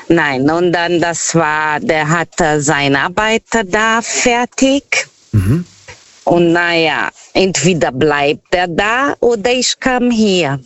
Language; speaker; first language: German; non-native, fluent; Portuguese